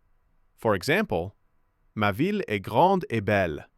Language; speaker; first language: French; non-native, fluent; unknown